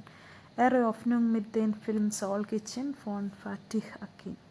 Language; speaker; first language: German; non-native, fluent; Malayalam